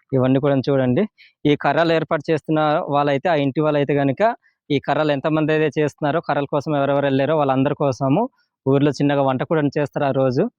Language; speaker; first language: Telugu; non-native, local second language; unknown